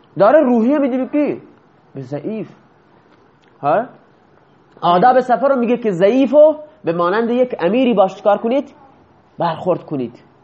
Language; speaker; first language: Persian; non-native, local second language; Baluchi